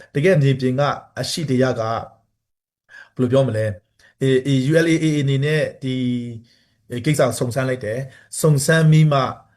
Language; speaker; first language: Burmese; non-native, local second language; Hakha Chin